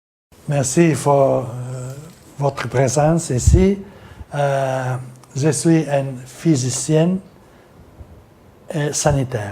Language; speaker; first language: French; non-native, learner; Italian